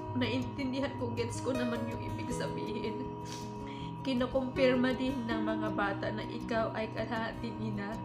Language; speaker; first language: Filipino; native; Filipino